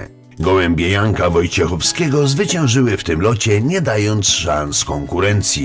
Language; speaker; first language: Polish; native; Polish